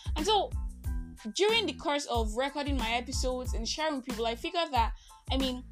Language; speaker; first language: English; non-native, local second language; Igbo